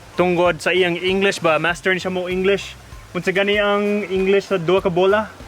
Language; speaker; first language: Cebuano; non-native, fluent; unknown